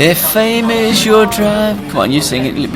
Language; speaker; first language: English; native; English